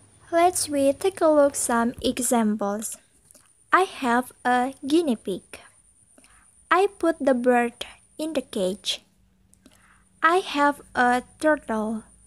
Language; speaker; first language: English; non-native, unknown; Indonesian